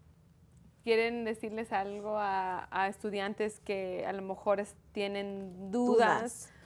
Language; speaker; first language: Spanish; early bilingual, heritage; Spanish